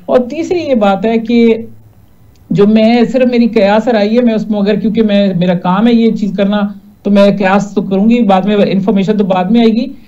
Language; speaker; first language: Urdu; non-native, local second language; Punjabi